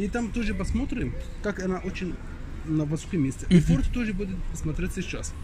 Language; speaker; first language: Russian; non-native, learner; Arabic